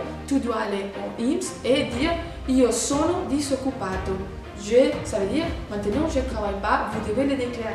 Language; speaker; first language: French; non-native, fluent; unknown